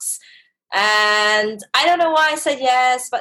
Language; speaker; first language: English; native; English